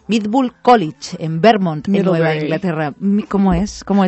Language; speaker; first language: Spanish; native; Spanish